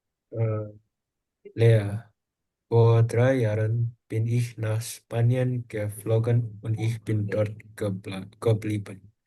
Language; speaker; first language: German; non-native, learner; Indonesian